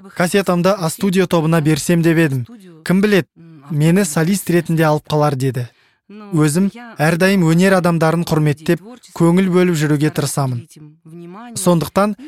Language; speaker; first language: Kazakh; non-native, local second language; Russian